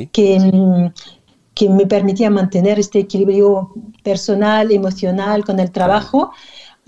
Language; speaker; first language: Spanish; non-native, fluent; French